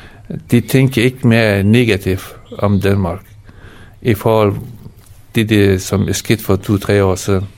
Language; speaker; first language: Danish; non-native, fluent; Persian